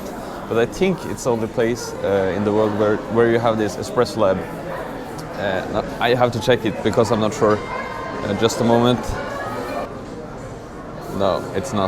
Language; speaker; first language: English; non-native, fluent; Norwegian